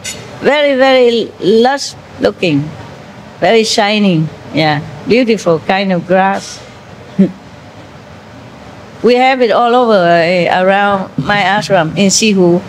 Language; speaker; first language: English; non-native, fluent; Vietnamese